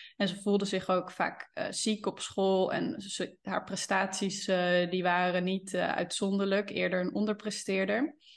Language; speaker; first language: Dutch; native; Dutch